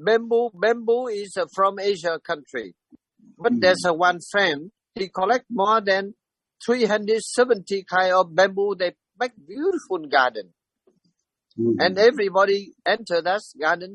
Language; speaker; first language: English; non-native, learner; Vietnamese